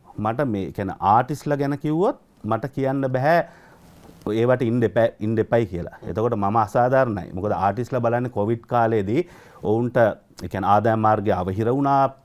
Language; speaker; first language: Sinhala; native; Sinhala